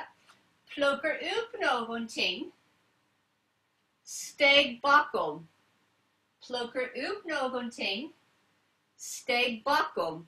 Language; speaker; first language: Swedish; non-native, learner; English